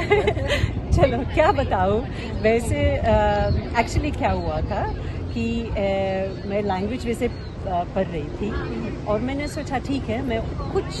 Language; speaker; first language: Hindi; non-native, fluent; Lithuanian